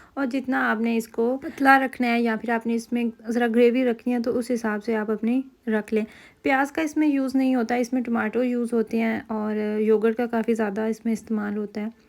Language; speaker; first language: Urdu; native; Urdu